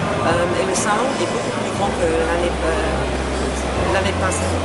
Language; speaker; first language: French; non-native, fluent; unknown